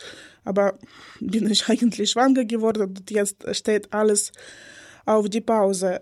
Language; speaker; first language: German; non-native, learner; Ukrainian